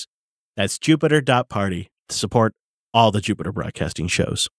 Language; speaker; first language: English; native; English